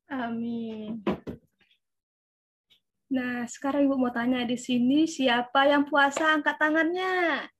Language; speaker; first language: Indonesian; native; Indonesian